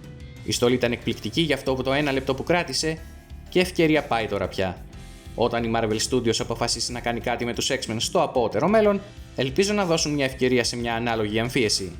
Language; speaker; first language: Greek; native; Greek